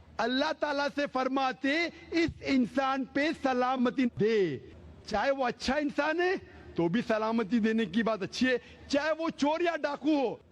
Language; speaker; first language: Hindi; non-native, local second language; Konkani